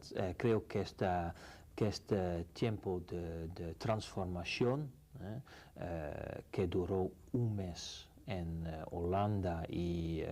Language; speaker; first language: Spanish; non-native, fluent; Dutch